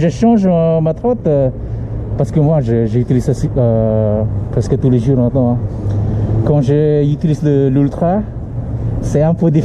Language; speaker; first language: French; non-native, learner; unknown